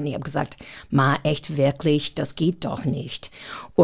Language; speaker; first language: German; non-native, fluent; English